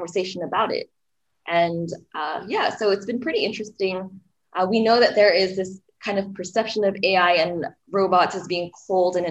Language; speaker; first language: English; native; English